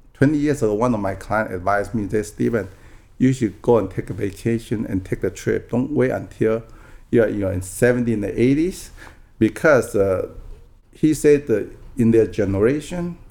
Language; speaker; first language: English; non-native, fluent; Min Nan Chinese